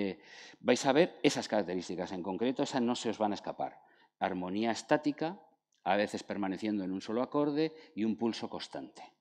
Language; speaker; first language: Spanish; native; Spanish